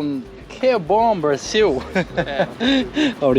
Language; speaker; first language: Portuguese; non-native, learner; English